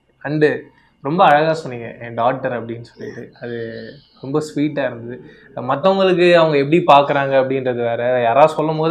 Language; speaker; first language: Tamil; native; Tamil